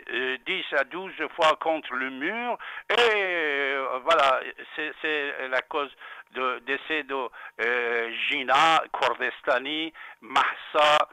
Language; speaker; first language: French; non-native, fluent; Persian